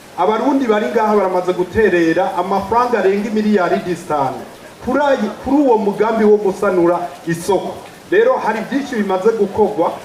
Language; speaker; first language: Rundi; early bilingual, heritage; Rundi